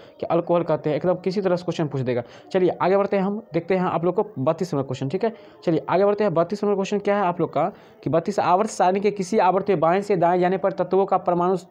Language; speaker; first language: Hindi; native; Hindi